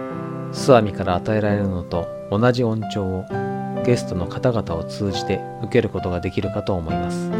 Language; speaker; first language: Japanese; native; Japanese